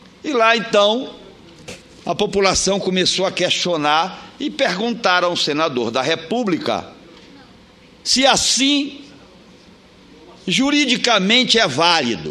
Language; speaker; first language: Portuguese; native; Portuguese